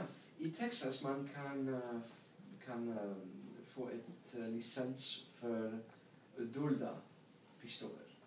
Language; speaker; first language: Swedish; non-native, learner; English